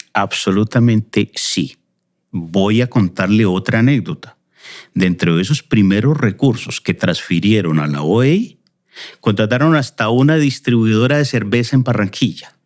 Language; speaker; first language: Spanish; native; Spanish